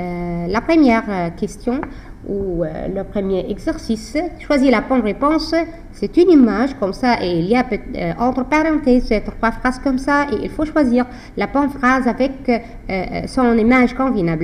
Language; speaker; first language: French; non-native, fluent; Arabic